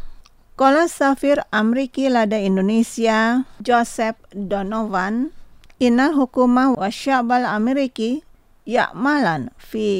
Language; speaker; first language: Arabic; non-native, fluent; Indonesian